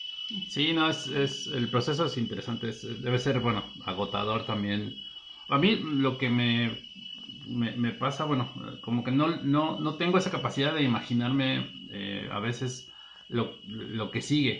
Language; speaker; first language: Spanish; native; Spanish